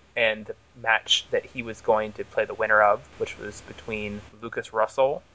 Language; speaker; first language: English; native; English